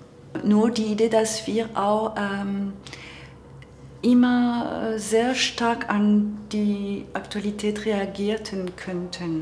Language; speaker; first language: German; non-native, fluent; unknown